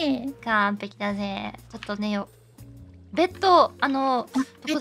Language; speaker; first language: Japanese; non-native, learner; English